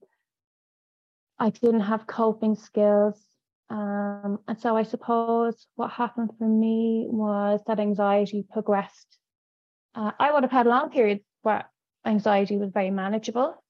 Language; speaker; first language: English; native; English